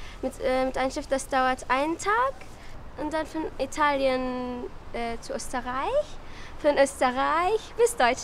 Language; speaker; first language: German; non-native, learner; Arabic